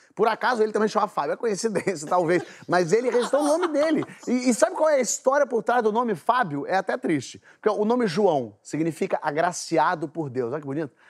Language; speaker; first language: Portuguese; native; Portuguese